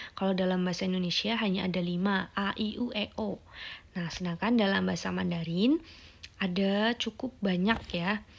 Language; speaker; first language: Indonesian; native; Indonesian